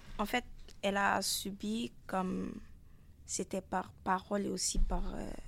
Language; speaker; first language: French; non-native, local second language; Haitian Creole